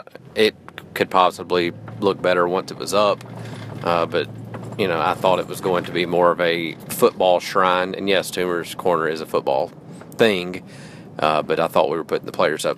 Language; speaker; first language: English; native; English